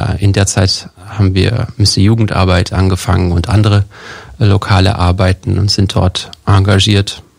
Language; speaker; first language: German; early bilingual, heritage; German